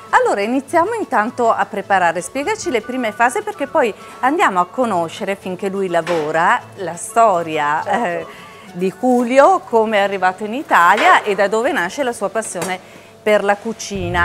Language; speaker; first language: Italian; native; Italian